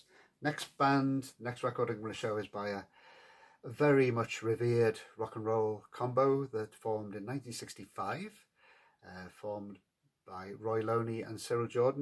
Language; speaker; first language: English; native; English